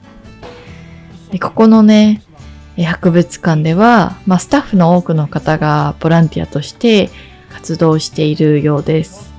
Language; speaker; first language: Japanese; native; Japanese